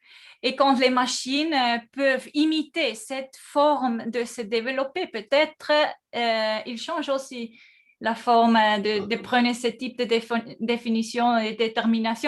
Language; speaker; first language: French; non-native, fluent; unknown